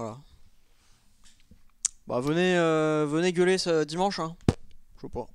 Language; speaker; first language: French; native; French